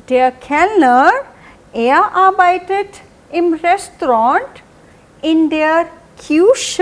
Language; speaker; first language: German; non-native, fluent; Hindi